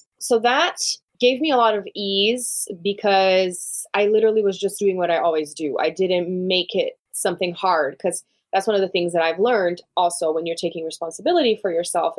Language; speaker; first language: English; non-native, fluent; Portuguese